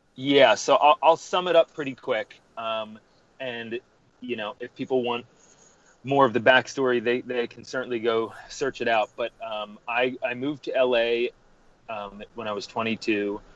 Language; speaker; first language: English; native; English